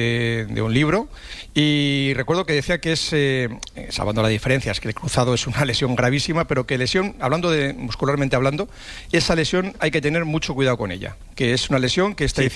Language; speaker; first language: Spanish; native; Spanish